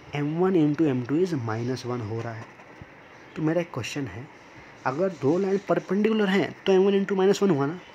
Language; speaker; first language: Hindi; non-native, local second language; Marathi